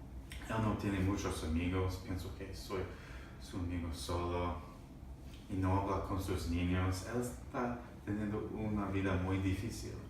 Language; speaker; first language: Spanish; non-native, learner; English